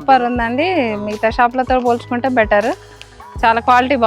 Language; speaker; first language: Telugu; native; Telugu